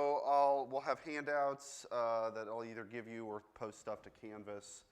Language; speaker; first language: English; native; English